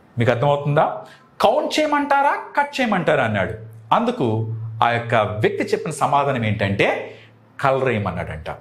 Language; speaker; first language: Telugu; native; Telugu